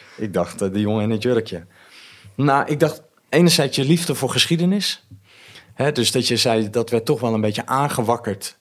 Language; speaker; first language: Dutch; native; Dutch